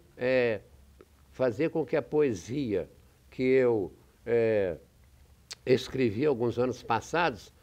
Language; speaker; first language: Portuguese; native; Portuguese